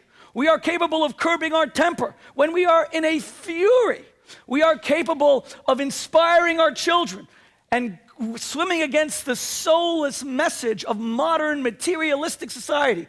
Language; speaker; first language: English; native; English